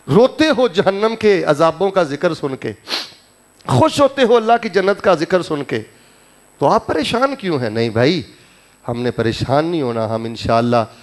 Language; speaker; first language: Urdu; non-native, local second language; Punjabi